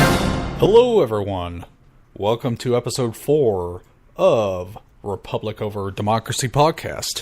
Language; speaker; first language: English; native; English